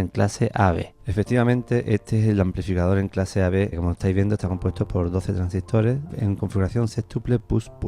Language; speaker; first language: Spanish; native; Spanish